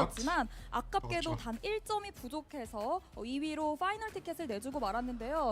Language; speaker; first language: Korean; native; Korean